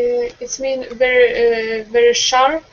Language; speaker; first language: English; non-native, learner; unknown